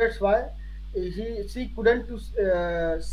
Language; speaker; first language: English; non-native, learner; Hindi